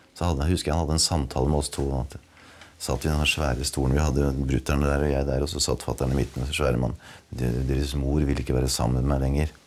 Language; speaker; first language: Norwegian; native; Norwegian